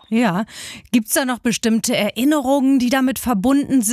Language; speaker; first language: German; native; German